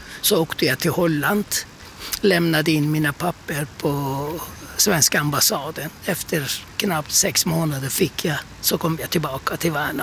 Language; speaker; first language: Swedish; non-native, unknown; Turkish